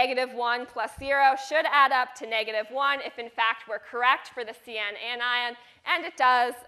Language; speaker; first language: English; native; English